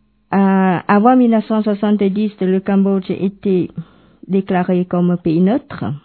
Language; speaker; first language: French; non-native, local second language; Khmer